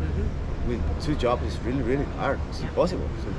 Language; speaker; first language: English; non-native, learner; Spanish